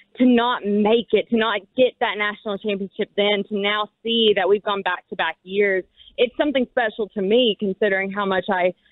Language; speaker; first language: English; native; English